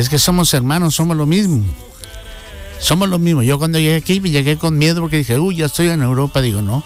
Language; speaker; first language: Spanish; native; Spanish